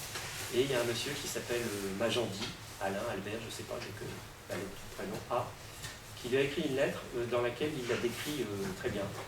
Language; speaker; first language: French; native; French